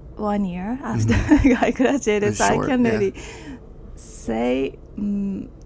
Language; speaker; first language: English; non-native, learner; Japanese